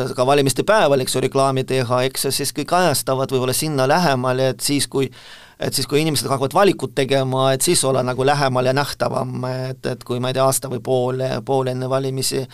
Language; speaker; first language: Estonian; non-native, local second language; Russian